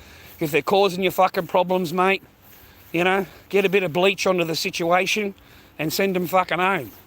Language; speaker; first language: English; native; English